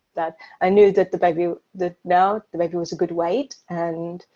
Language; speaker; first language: English; native; English